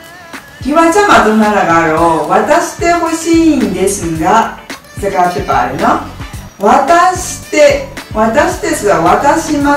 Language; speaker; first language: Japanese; non-native, fluent; Burmese